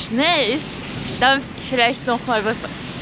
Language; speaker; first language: German; non-native, learner; Japanese